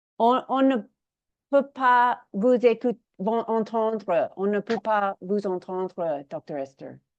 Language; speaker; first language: French; non-native, learner; English